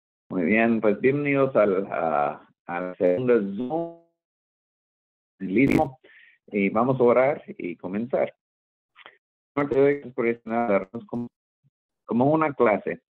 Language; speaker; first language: Spanish; non-native, fluent; English